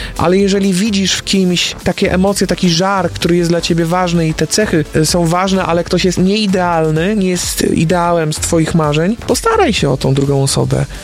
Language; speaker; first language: Polish; native; Polish